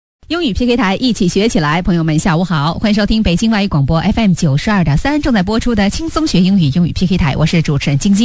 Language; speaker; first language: Chinese; native; Chinese